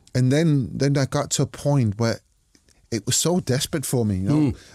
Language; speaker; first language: English; non-native, fluent; Danish